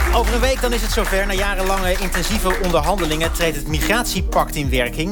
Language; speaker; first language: Dutch; native; Dutch